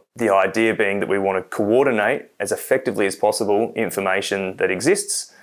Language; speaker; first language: English; native; English